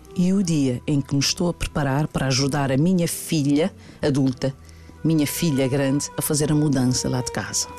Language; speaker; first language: Portuguese; non-native, local second language; Kabuverdianu